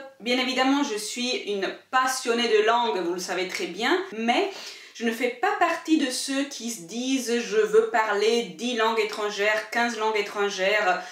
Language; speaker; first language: French; non-native, fluent; Italian